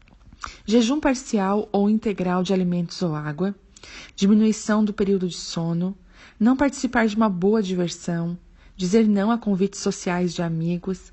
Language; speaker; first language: Portuguese; native; Portuguese